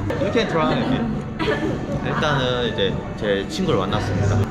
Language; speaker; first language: Korean; native; Korean